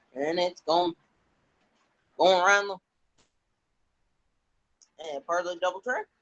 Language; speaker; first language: English; native; English